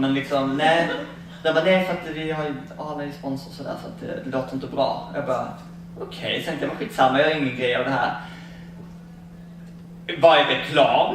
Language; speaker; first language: Swedish; native; Swedish